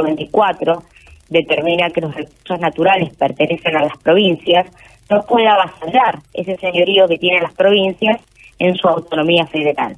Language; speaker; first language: Spanish; native; Spanish